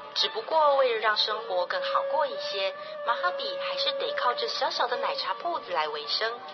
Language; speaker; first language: Chinese; native; Chinese